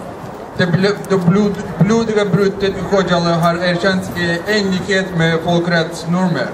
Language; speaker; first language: Swedish; non-native, fluent; Azerbaijani